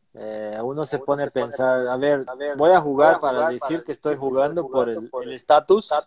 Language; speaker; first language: Spanish; non-native, fluent; Portuguese